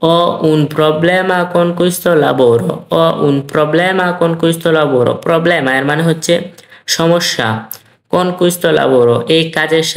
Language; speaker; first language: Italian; non-native, fluent; Bangla